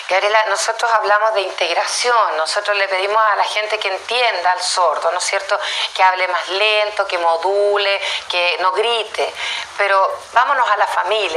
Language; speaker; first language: Spanish; native; Spanish